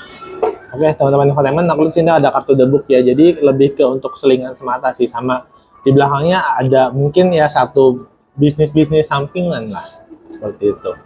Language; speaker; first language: Indonesian; native; Indonesian